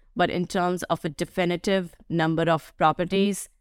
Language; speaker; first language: English; non-native, local second language; Hindi